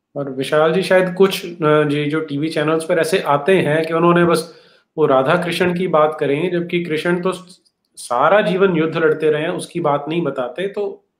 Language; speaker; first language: Hindi; native; Hindi